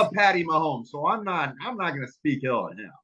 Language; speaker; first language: English; native; English